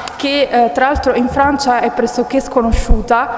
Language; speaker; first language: Italian; native; Italian